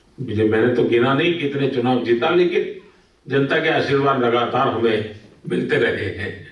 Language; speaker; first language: Hindi; non-native, local second language; Gujarati